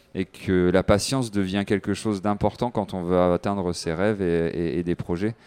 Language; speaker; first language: French; native; French